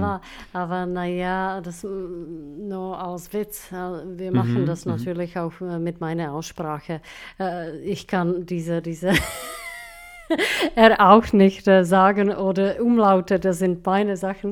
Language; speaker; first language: German; non-native, fluent; Czech